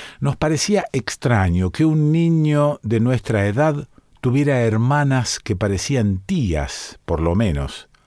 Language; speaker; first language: Spanish; native; Spanish